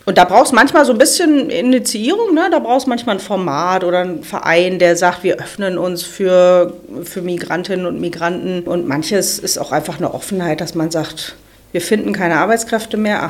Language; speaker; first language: German; native; German